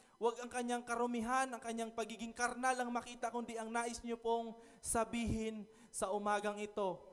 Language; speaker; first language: Filipino; non-native, local second language; Cebuano